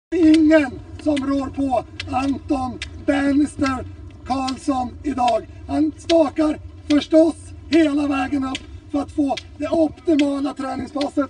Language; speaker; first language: Swedish; native; Swedish